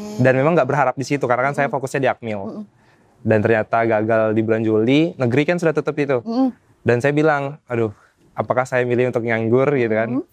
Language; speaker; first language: Indonesian; native; Indonesian